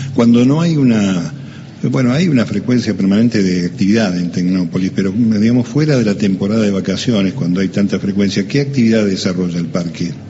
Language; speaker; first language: Spanish; native; Spanish